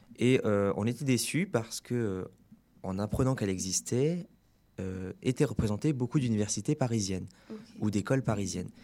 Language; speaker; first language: French; native; French